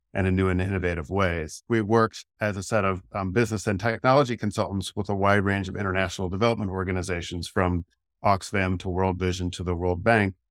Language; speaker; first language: English; native; English